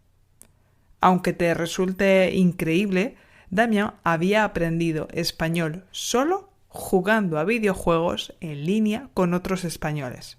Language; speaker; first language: Spanish; native; Spanish